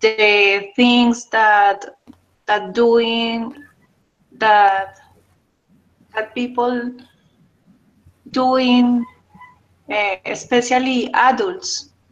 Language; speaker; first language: English; non-native, learner; Spanish